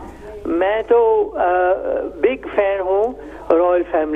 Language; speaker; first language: Hindi; early bilingual, heritage; Hindi